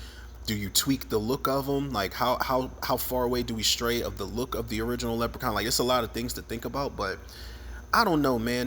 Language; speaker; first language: English; native; English